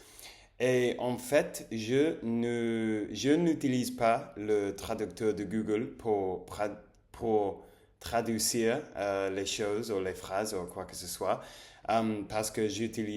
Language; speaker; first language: French; non-native, learner; English